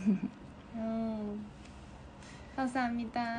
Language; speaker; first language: Korean; non-native, learner; Chinese